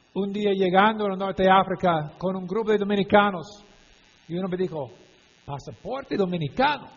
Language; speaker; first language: Spanish; non-native, fluent; English